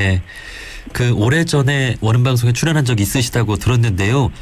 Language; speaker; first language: Korean; native; Korean